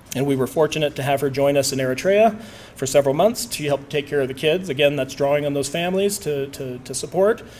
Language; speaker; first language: English; native; English